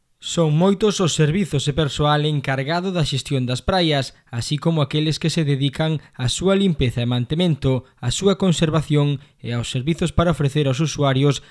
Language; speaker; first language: Galician; native; Galician